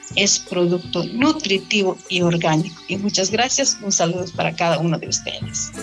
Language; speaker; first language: Spanish; non-native, local second language; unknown